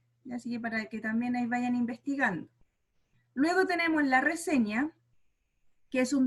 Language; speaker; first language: Spanish; native; Spanish